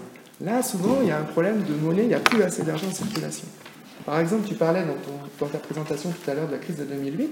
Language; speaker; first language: French; native; French